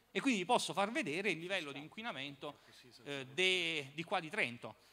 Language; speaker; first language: Italian; native; Italian